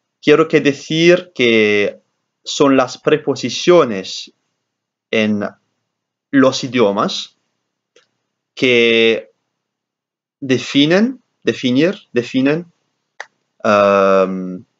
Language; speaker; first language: Spanish; non-native, learner; English